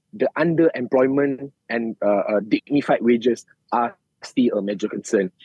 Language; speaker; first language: English; non-native, local second language; Malay